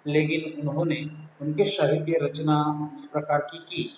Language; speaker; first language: Hindi; non-native, local second language; Gujarati